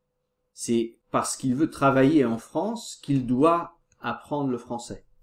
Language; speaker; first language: French; non-native, fluent; Portuguese